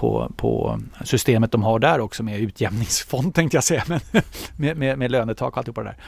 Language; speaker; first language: Swedish; native; Swedish